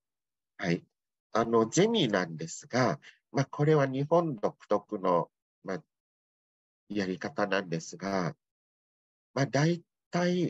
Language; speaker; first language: Japanese; non-native, fluent; Thai